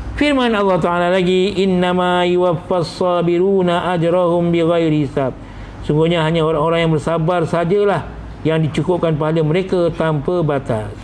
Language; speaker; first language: Malay; native; Malay